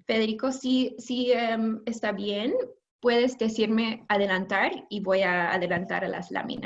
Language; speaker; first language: Spanish; non-native, fluent; English